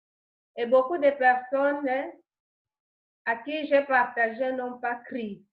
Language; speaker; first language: French; non-native, learner; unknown